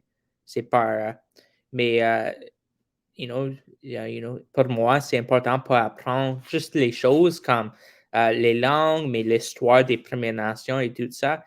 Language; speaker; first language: French; non-native, local second language; English